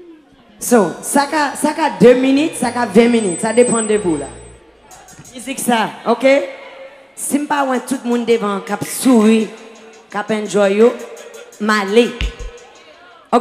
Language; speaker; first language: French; non-native, learner; Haitian Creole